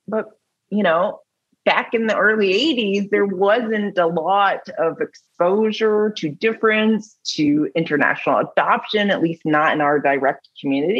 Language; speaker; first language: English; native; English